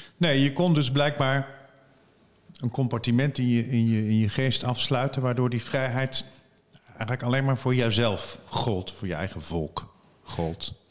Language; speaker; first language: Dutch; native; Dutch